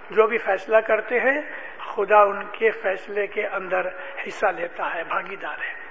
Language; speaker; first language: Urdu; non-native, local second language; Gujarati